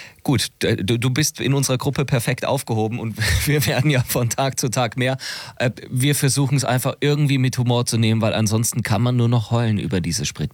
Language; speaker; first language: German; native; German